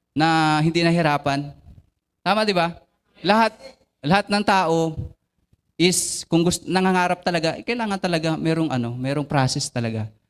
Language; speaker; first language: Filipino; non-native, local second language; Bikol